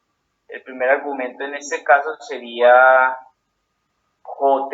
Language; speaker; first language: Spanish; native; Spanish